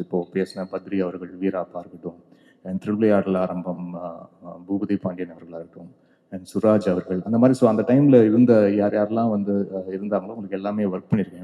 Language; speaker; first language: Tamil; native; Tamil